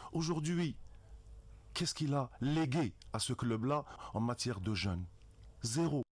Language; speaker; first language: French; non-native, local second language; Arabic